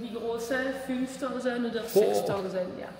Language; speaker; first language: German; non-native, learner; French